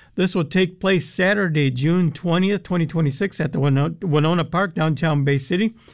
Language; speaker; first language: English; early bilingual, other home language; Spanish